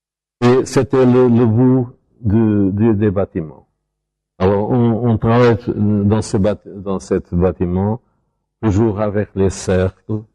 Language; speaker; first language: French; non-native, fluent; Portuguese